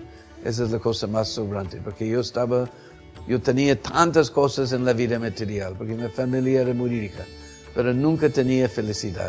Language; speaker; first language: Spanish; non-native, fluent; English